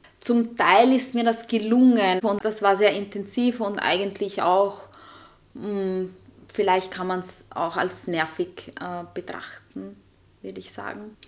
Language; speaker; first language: German; non-native, fluent; Italian